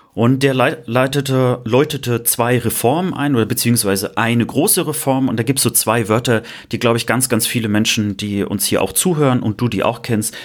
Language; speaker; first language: German; native; German